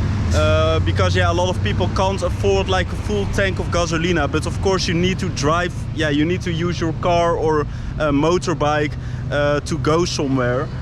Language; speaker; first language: English; non-native, fluent; Dutch